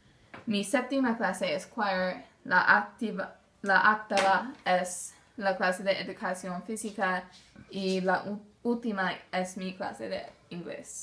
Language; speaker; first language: Spanish; non-native, learner; English